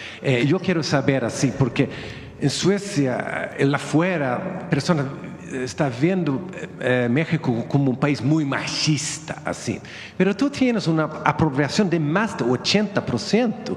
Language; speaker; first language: Spanish; non-native, learner; Swedish